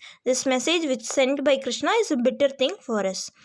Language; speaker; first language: English; non-native, local second language; Hindi